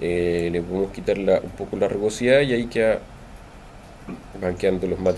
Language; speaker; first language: Spanish; native; Spanish